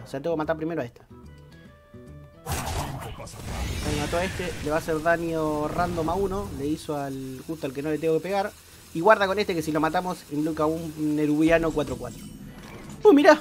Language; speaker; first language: Spanish; native; Spanish